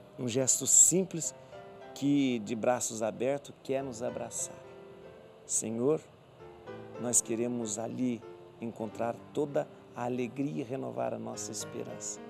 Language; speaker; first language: Portuguese; native; Portuguese